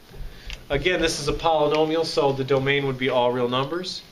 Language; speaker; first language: English; native; English